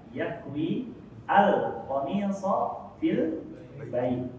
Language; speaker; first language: Arabic; non-native, fluent; Indonesian